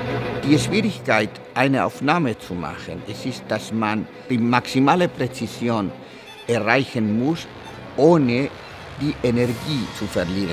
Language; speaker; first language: German; non-native, fluent; Spanish